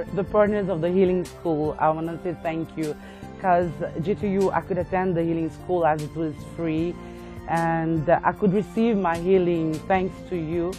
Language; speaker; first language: English; non-native, local second language; Morisyen